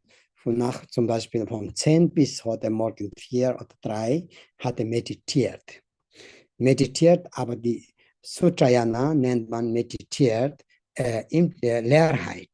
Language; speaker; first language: German; non-native, learner; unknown